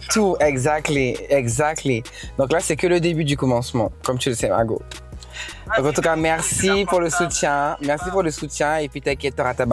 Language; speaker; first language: French; native; French